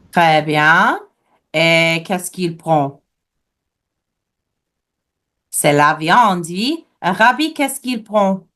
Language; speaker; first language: French; non-native, fluent; English